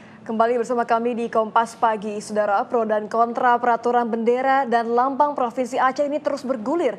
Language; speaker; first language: Indonesian; native; Indonesian